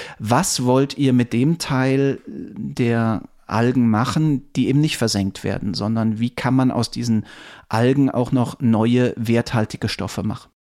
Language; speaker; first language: German; native; German